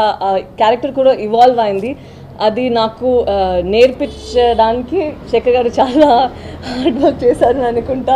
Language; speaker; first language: Telugu; non-native, learner; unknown